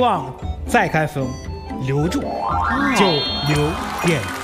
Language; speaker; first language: Chinese; non-native, fluent; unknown